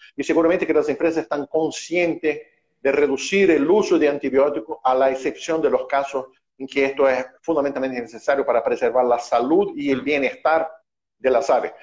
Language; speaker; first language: Spanish; non-native, fluent; Portuguese